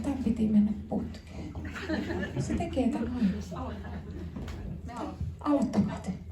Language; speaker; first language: Finnish; native; Finnish